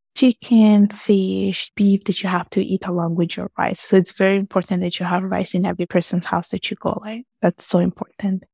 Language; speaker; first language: English; early bilingual, heritage; Italian